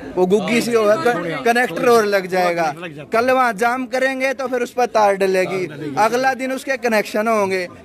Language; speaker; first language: Hindi; native; Hindi